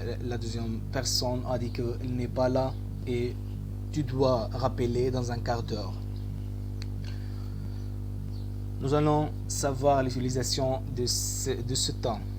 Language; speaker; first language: French; non-native, fluent; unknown